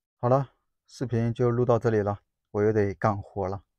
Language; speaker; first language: Chinese; native; Chinese